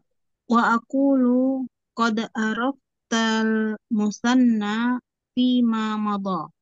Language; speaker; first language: Arabic; non-native, learner; Indonesian